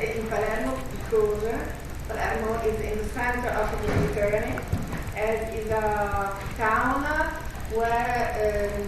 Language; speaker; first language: English; non-native, learner; Italian